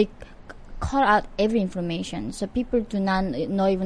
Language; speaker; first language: English; non-native, fluent; Korean